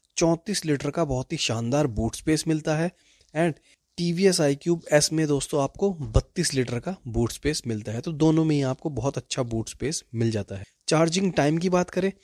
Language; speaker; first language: Hindi; native; Hindi